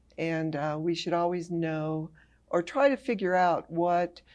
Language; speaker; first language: English; native; English